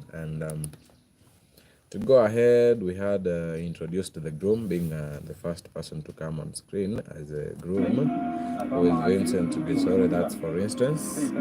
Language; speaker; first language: English; non-native, local second language; Swahili